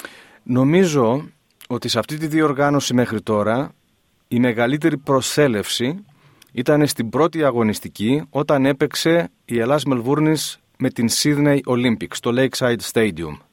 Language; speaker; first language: Greek; native; Greek